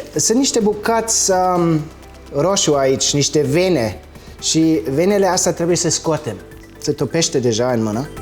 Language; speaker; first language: Romanian; non-native, fluent; German